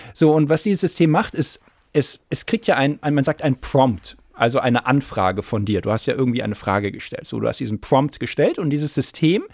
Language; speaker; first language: German; native; German